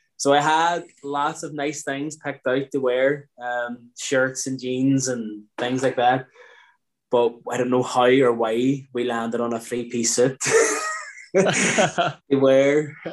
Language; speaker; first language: English; native; English